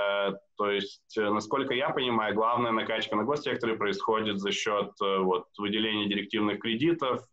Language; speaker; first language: Russian; native; Russian